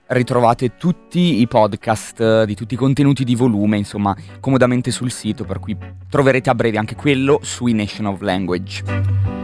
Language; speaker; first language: Italian; native; Italian